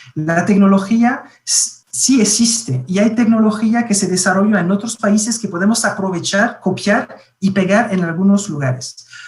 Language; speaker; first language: Spanish; non-native, fluent; French